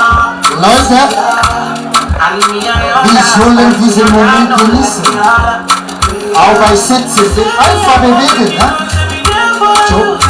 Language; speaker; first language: German; non-native, learner; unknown